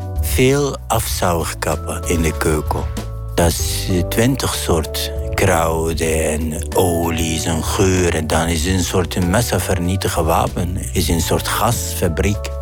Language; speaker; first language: Dutch; non-native, fluent; Arabic